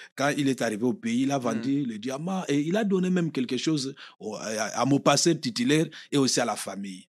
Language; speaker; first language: French; non-native, local second language; Lingala